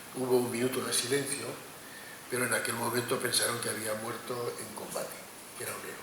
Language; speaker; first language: Spanish; non-native, local second language; Catalan